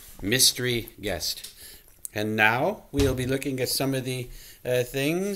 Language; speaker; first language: English; native; English